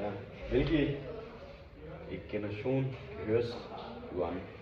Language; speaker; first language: German; non-native, fluent; Danish